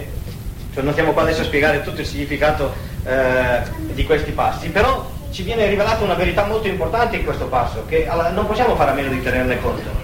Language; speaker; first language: Italian; native; Italian